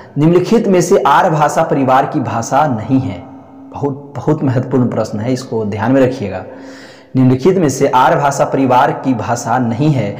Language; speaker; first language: Hindi; native; Hindi